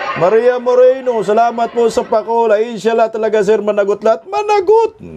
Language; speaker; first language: Filipino; non-native, local second language; Cebuano